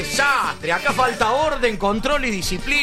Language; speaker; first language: Spanish; native; Spanish